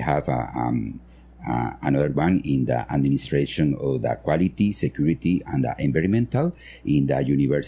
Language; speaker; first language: English; non-native, learner; Spanish